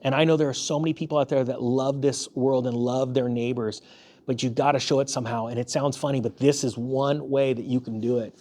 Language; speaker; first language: English; native; English